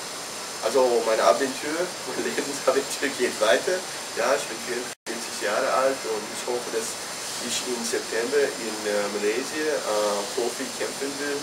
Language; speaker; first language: German; non-native, fluent; English